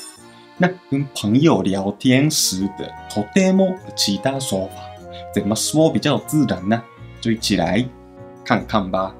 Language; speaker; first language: Chinese; non-native, fluent; Japanese